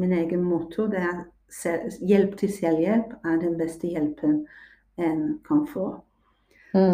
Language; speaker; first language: Norwegian; non-native, fluent; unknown